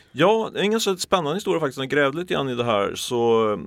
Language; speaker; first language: Swedish; native; Swedish